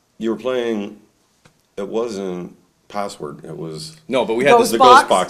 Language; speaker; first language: English; native; English